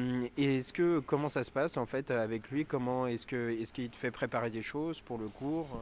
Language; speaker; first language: French; native; French